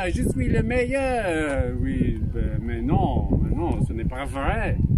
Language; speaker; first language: French; non-native, learner; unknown